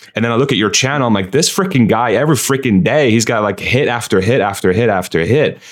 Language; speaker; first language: English; early bilingual, other home language; Persian